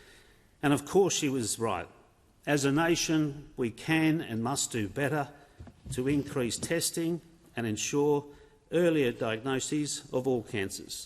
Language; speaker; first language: English; native; English